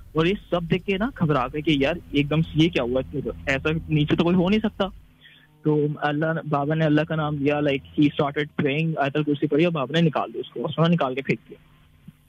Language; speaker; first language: Urdu; native; Urdu